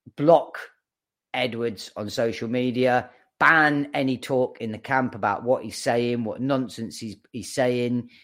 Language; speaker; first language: English; native; English